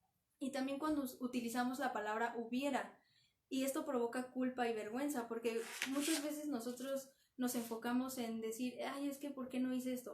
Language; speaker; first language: Spanish; native; Spanish